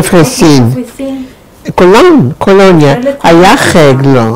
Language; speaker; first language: Hebrew; non-native, fluent; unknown